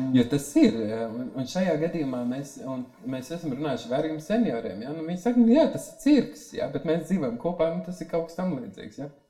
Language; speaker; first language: Latvian; native; Latvian